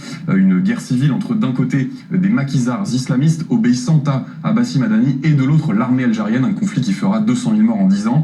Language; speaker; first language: French; native; French